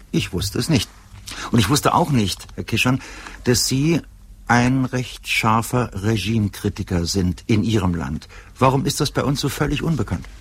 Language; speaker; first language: German; native; German